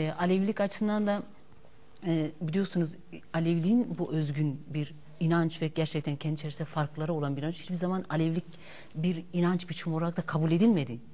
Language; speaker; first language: Turkish; non-native, local second language; Kurdish